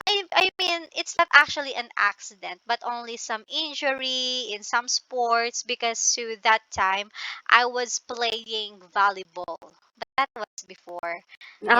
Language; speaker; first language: English; non-native, local second language; Filipino